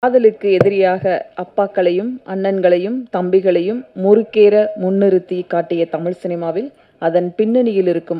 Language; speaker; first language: Tamil; native; Tamil